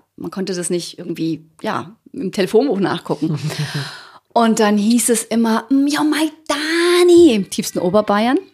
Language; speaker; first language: German; early bilingual, other home language; Croatian